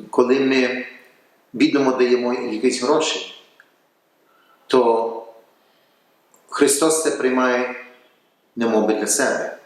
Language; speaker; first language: Ukrainian; early bilingual, heritage; Ukrainian